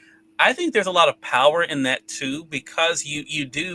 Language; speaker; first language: English; native; English